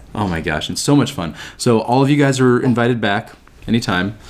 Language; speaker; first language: English; native; English